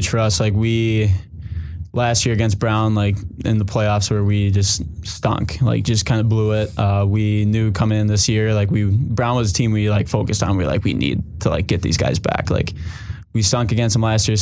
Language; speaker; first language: English; native; English